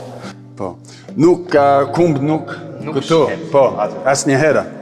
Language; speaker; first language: Albanian; non-native, learner; English